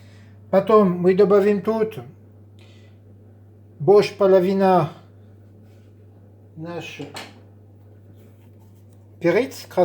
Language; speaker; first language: Russian; non-native, learner; French